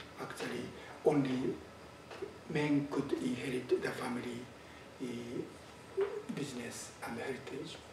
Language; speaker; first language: English; non-native, fluent; Japanese